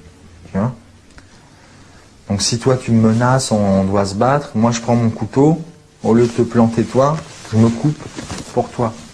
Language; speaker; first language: French; native; French